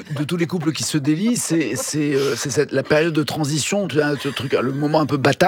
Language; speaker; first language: French; native; French